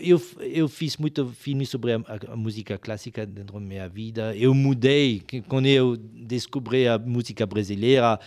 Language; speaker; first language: Portuguese; non-native, fluent; French